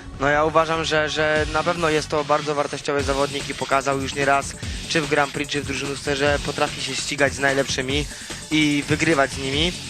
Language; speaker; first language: Polish; native; Polish